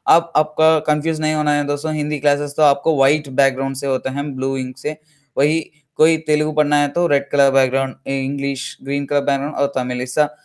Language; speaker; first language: Hindi; non-native, local second language; Telugu